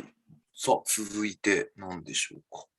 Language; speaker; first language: Japanese; native; Japanese